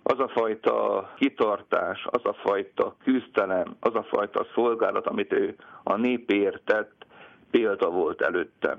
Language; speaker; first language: Hungarian; native; Hungarian